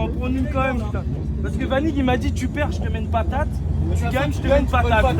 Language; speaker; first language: French; native; French